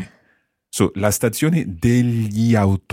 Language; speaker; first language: Italian; non-native, fluent; English